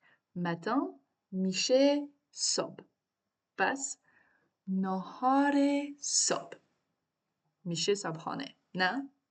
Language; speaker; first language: Persian; non-native, learner; French